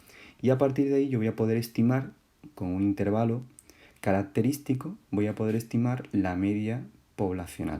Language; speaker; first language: Spanish; native; Spanish